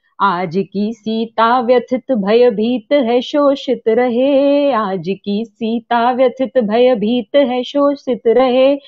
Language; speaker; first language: Hindi; native; Hindi